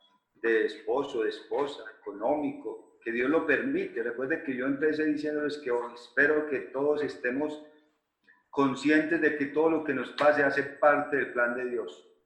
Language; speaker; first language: Spanish; native; Spanish